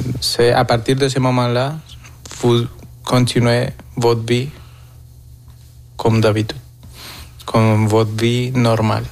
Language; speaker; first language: French; non-native, fluent; Spanish